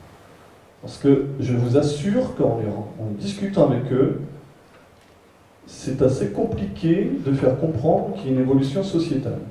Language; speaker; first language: French; native; French